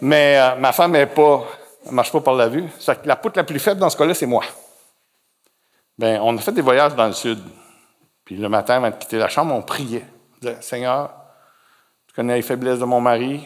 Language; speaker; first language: French; native; French